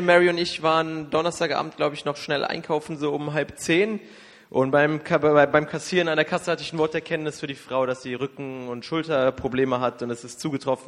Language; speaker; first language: German; native; German